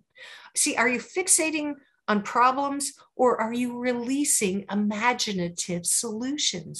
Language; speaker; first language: English; native; English